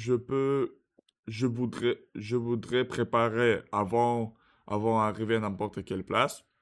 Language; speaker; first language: French; non-native, learner; Russian